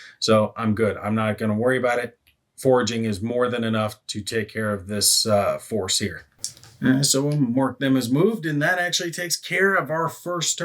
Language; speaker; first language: English; native; English